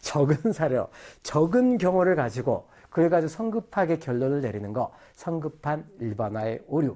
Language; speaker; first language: Korean; native; Korean